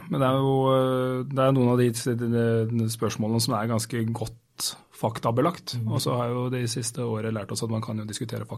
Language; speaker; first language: Norwegian; native; Norwegian